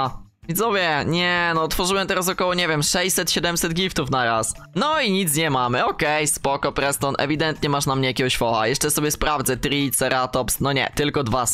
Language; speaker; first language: Polish; native; Polish